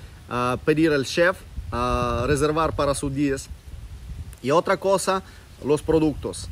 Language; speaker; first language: Spanish; non-native, fluent; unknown